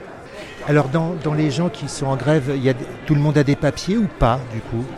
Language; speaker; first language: French; native; French